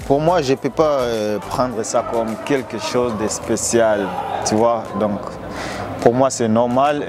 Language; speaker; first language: French; non-native, local second language; Rundi